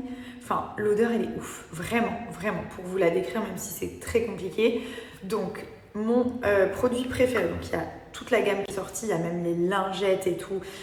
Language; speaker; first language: French; native; French